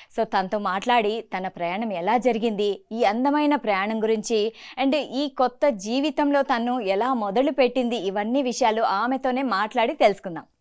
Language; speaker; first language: Telugu; native; Telugu